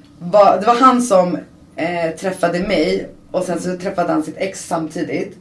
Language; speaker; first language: Swedish; early bilingual, other home language; Persian